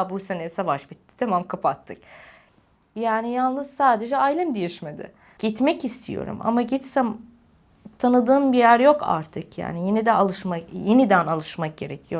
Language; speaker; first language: Turkish; non-native, fluent; Arabic